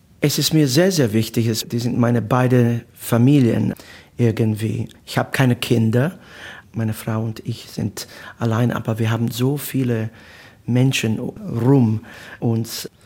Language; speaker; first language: German; non-native, learner; Italian